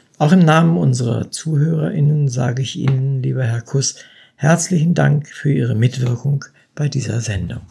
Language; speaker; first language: German; native; German